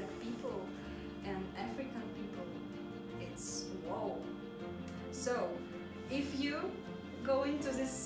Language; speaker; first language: English; non-native, learner; Russian